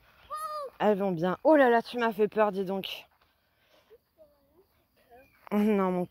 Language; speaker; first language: French; native; French